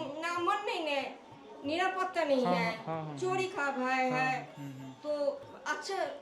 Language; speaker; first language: Hindi; non-native, local second language; Bangla